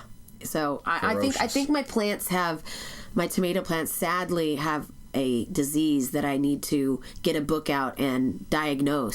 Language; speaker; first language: English; native; English